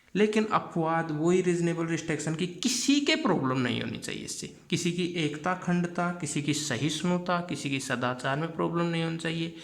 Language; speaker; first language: Hindi; native; Hindi